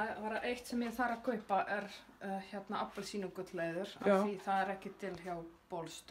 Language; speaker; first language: Icelandic; non-native, learner; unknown